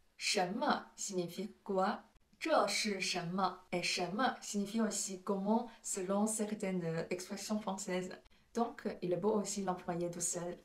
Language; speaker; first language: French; non-native, fluent; Chinese